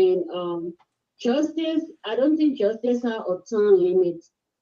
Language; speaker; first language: English; native; English